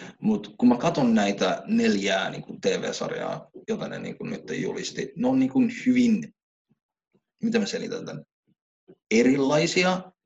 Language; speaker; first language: Finnish; early bilingual, other home language; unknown